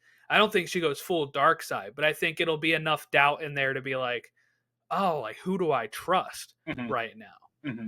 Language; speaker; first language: English; native; English